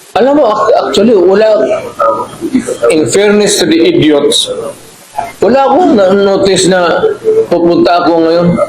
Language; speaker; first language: Filipino; non-native, local second language; Cebuano